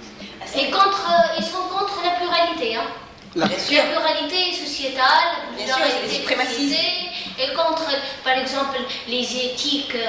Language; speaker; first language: French; non-native, local second language; Arabic